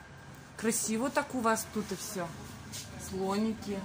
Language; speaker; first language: Russian; native; Russian